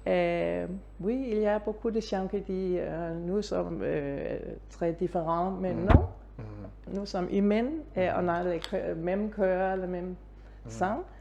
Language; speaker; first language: French; non-native, fluent; Danish